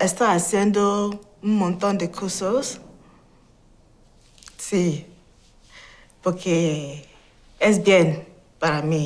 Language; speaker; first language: Spanish; non-native, learner; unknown